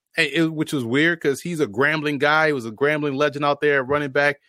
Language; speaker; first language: English; native; English